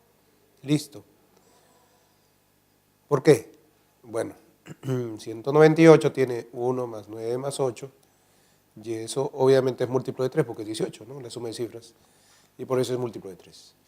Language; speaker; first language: Spanish; native; Spanish